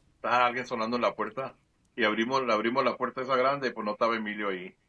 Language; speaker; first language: Spanish; early bilingual, heritage; Spanish